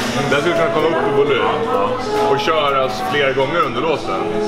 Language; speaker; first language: Swedish; native; Swedish